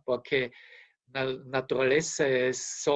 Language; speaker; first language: Spanish; non-native, fluent; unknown